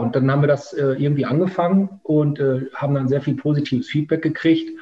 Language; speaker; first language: German; native; German